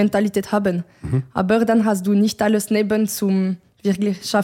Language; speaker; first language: German; non-native, learner; French